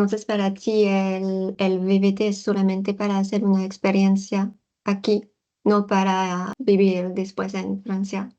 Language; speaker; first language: Spanish; non-native, fluent; French